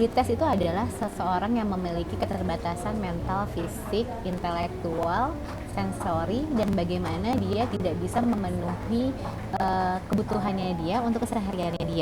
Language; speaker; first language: Indonesian; native; Indonesian